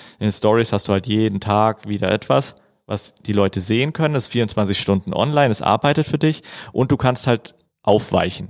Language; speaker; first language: German; native; German